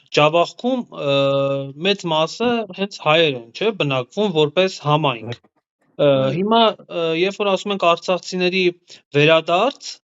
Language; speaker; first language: Armenian; native; Armenian